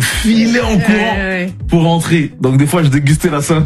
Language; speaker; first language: French; non-native, local second language; Ngazidja Comorian